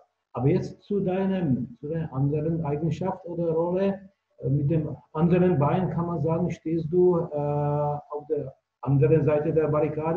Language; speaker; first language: German; non-native, fluent; Czech